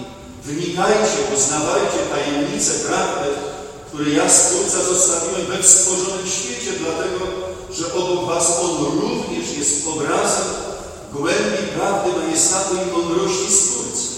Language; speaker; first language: Polish; native; Polish